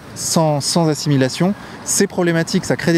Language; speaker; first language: French; native; French